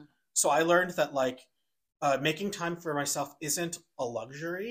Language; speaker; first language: English; native; English